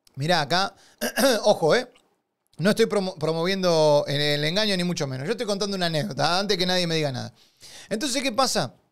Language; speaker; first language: Spanish; native; Spanish